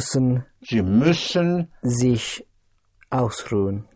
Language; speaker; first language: German; non-native, learner; English